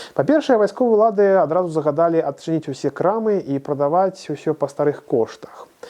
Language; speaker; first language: Belarusian; native; Belarusian